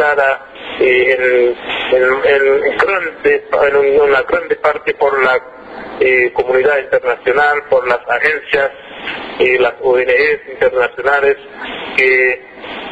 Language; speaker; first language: Spanish; non-native, fluent; French